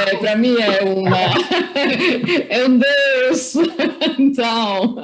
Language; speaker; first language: Portuguese; non-native, fluent; Italian